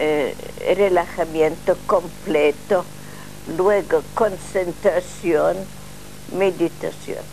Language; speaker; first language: Spanish; non-native, learner; Russian